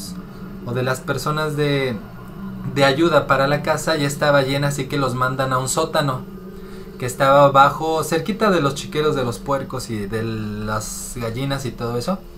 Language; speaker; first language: Spanish; native; Spanish